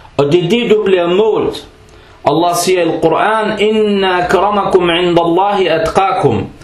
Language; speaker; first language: Danish; non-native, fluent; Arabic